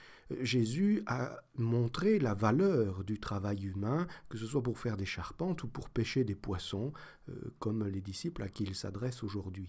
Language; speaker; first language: French; native; French